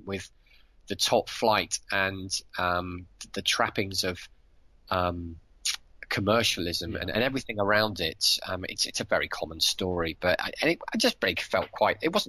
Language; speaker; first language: English; native; English